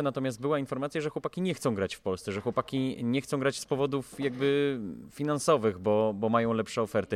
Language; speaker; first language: Polish; native; Polish